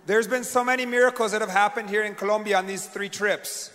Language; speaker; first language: English; native; English